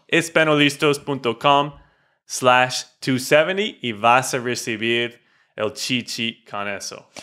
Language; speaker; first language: Spanish; non-native, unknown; English